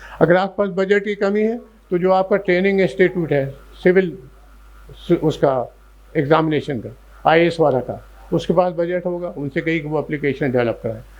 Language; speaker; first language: Urdu; native; Urdu